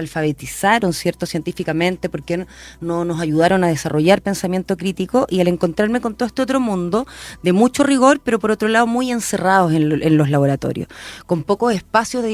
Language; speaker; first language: Spanish; native; Spanish